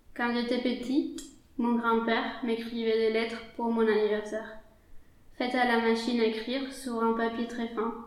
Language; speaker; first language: French; non-native, fluent; Spanish